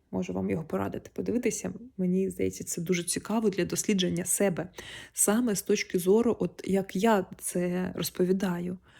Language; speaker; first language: Ukrainian; non-native, local second language; Russian